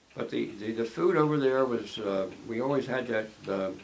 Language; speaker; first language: English; native; English